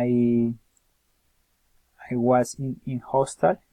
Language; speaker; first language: English; non-native, learner; Spanish